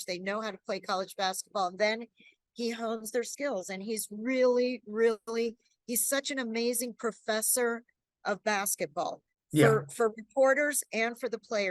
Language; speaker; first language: English; native; English